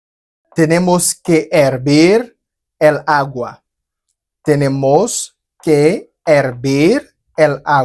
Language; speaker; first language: Spanish; non-native, fluent; Haitian Creole